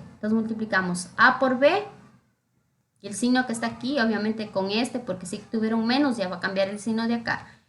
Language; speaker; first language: Spanish; native; Spanish